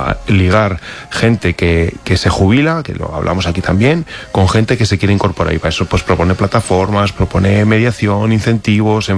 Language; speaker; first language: Spanish; native; Spanish